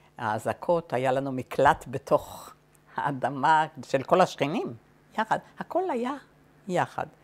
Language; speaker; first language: Hebrew; native; Hebrew